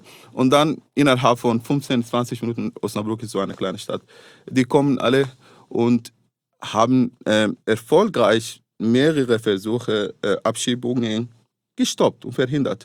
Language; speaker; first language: German; non-native, fluent; Arabic